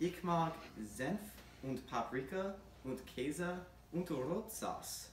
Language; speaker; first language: German; non-native, learner; English